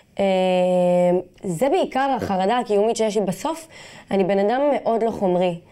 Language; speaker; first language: Hebrew; non-native, local second language; Arabic